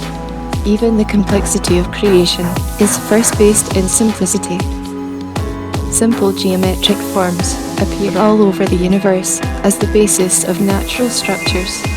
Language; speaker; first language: English; native; English